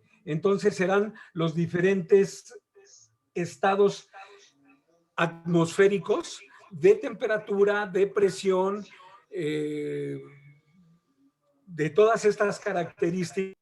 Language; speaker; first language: Spanish; native; Spanish